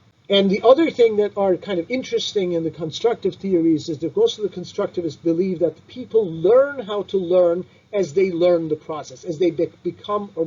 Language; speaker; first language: English; non-native, fluent; Turkish